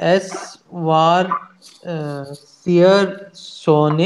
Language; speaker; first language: German; non-native, learner; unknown